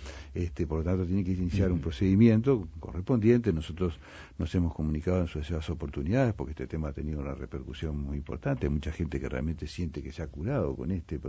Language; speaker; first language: Spanish; native; Spanish